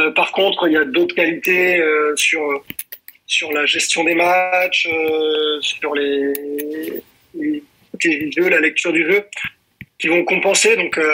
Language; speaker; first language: French; native; French